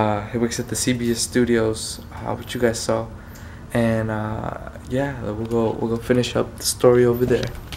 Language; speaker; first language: English; early bilingual, other home language; Spanish